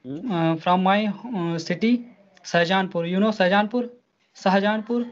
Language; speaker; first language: English; non-native, learner; Hindi